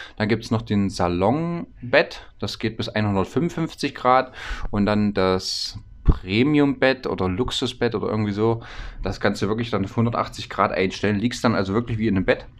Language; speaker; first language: German; native; German